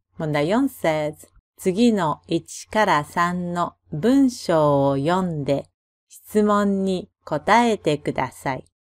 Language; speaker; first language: Japanese; native; Japanese